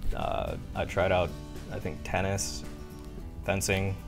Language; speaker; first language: English; native; English